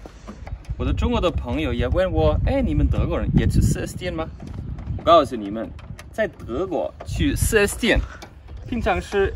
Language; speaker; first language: Chinese; non-native, fluent; German